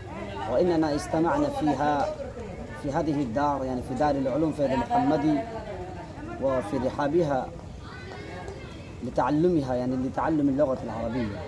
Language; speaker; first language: Arabic; non-native, fluent; Urdu